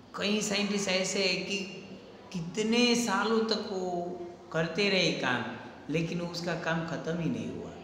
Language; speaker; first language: Hindi; non-native, local second language; Gujarati